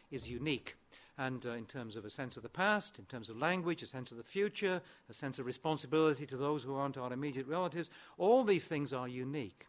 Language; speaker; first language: English; non-native, local second language; Welsh